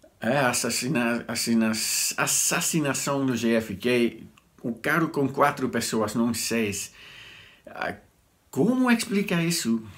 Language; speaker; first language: Portuguese; non-native, learner; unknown